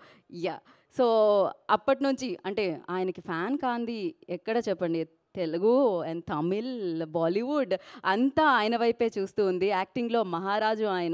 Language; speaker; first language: Telugu; native; Telugu